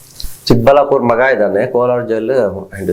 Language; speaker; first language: Kannada; non-native, local second language; Telugu